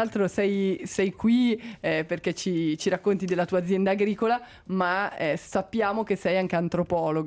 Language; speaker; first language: Italian; native; Italian